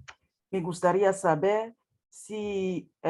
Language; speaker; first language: Spanish; non-native, learner; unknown